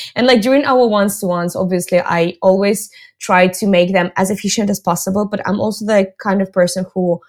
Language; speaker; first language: English; non-native, fluent; Russian